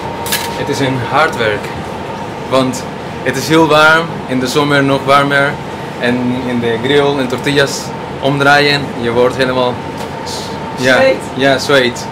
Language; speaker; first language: Dutch; non-native, learner; Spanish